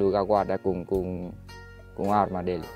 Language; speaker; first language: Portuguese; non-native, learner; Vietnamese